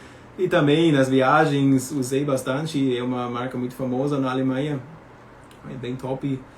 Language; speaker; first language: Portuguese; non-native, fluent; German